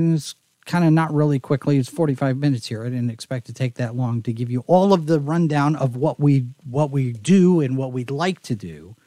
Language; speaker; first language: English; native; English